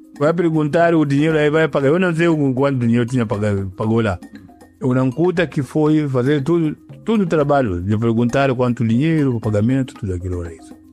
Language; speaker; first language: Portuguese; non-native, local second language; Yao